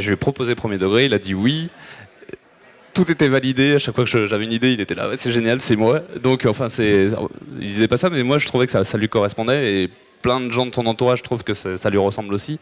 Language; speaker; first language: French; native; French